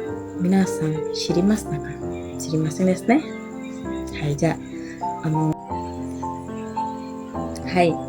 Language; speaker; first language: Japanese; non-native, learner; Indonesian